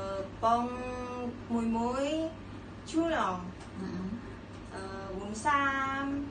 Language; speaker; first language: Cantonese; non-native, learner; Indonesian